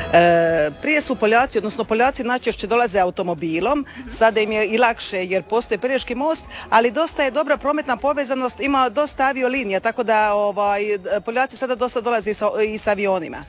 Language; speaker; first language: Serbian; native; Serbian